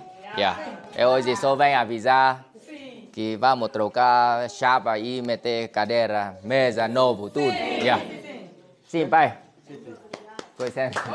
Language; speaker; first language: Portuguese; non-native, learner; Vietnamese